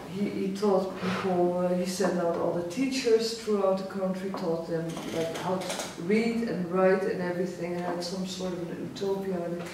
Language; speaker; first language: English; non-native, fluent; Dutch